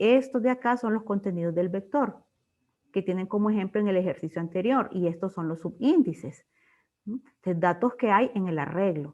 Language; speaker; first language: Spanish; native; Spanish